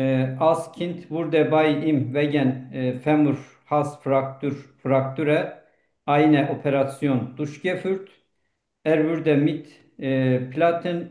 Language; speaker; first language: German; non-native, learner; Turkish